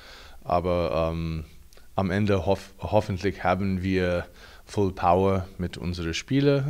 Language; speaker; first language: German; non-native, fluent; English